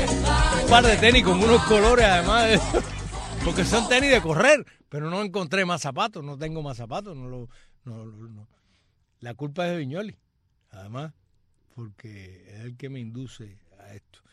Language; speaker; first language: Spanish; native; Spanish